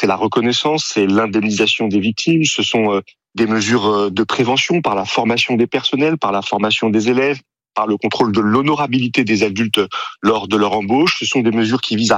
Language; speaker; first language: French; native; French